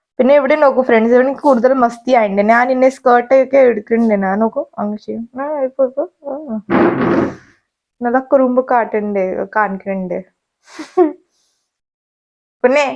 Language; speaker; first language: Malayalam; non-native, learner; Hindi